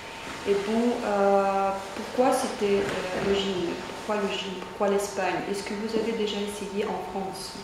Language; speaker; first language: French; non-native, fluent; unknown